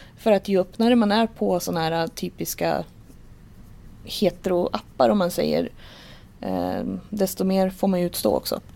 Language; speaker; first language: Swedish; native; Swedish